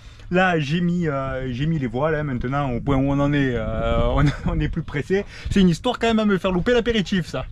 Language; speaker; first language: French; native; French